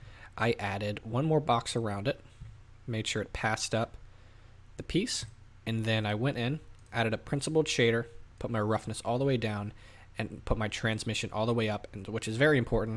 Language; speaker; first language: English; native; English